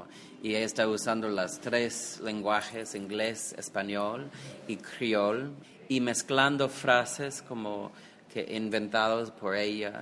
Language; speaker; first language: Spanish; non-native, fluent; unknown